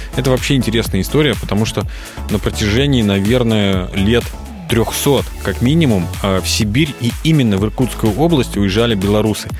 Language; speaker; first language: Russian; native; Russian